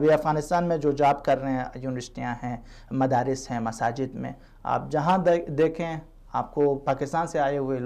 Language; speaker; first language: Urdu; non-native, fluent; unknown